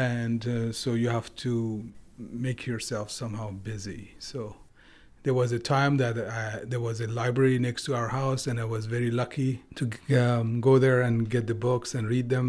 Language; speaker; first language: English; non-native, fluent; Persian